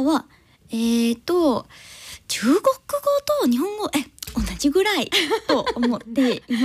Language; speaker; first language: Japanese; non-native, learner; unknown